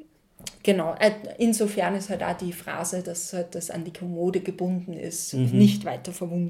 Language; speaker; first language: German; native; German